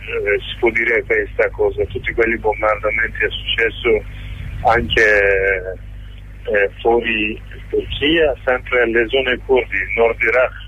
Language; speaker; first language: Italian; non-native, learner; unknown